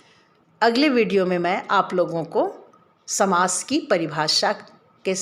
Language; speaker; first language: Hindi; native; Hindi